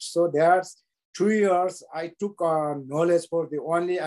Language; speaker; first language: English; non-native, local second language; Sherpa